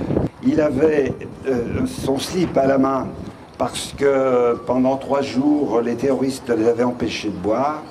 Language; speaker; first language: French; native; French